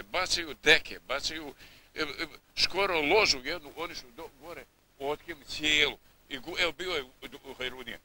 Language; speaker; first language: Bosnian; native; Bosnian